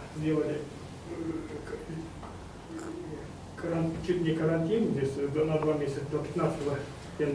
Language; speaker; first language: Russian; non-native, local second language; Kyrgyz